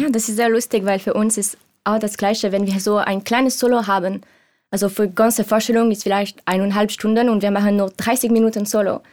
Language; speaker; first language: German; non-native, learner; French